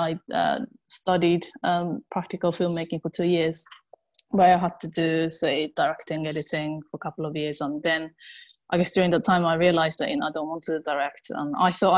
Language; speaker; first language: English; non-native, fluent; Japanese